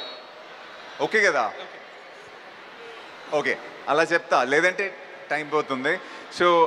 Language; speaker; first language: Telugu; non-native, learner; Malayalam